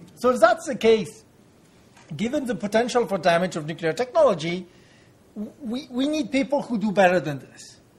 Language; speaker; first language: English; non-native, fluent; French